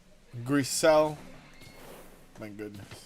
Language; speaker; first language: English; native; English